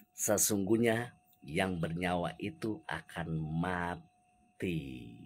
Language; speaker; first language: Indonesian; native; Indonesian